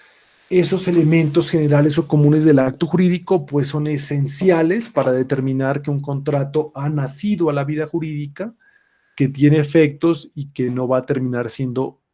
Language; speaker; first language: Spanish; native; Spanish